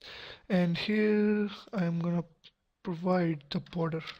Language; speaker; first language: English; non-native, local second language; Urdu